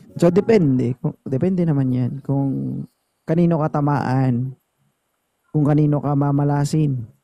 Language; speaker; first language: Filipino; native; Filipino